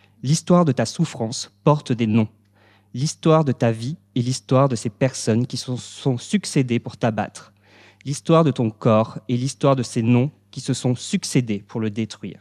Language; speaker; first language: French; native; French